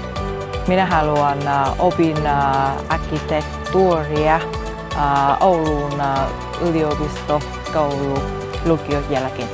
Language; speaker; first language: Finnish; non-native, learner; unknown